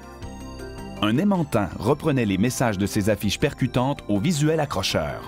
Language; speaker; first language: French; native; French